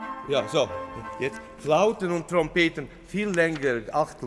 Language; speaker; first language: German; non-native, fluent; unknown